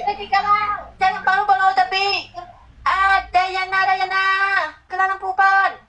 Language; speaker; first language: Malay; non-native, learner; Vietnamese